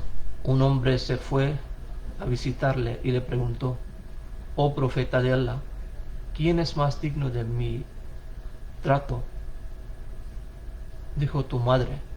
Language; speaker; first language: Spanish; non-native, fluent; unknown